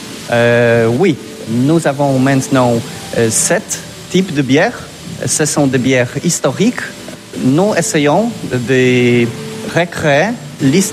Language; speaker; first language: French; non-native, fluent; Polish